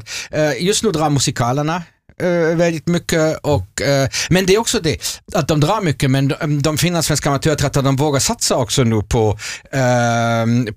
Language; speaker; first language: Swedish; non-native, fluent; German